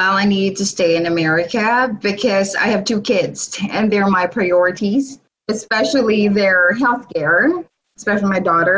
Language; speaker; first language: English; non-native, local second language; Hiligaynon